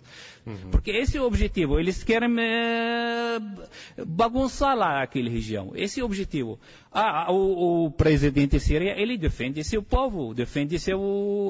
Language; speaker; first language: Portuguese; non-native, fluent; Arabic